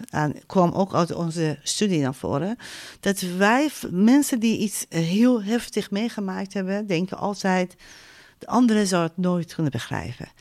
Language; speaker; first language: Dutch; non-native, fluent; Persian